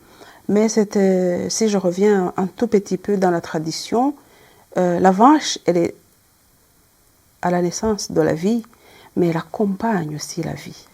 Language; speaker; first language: French; non-native, local second language; Kinyarwanda